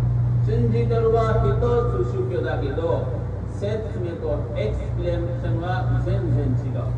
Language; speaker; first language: Japanese; non-native, learner; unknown